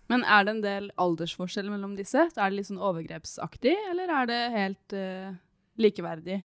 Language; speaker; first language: Norwegian; non-native, fluent; French